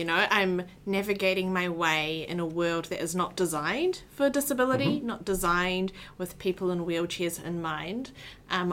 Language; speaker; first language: English; native; English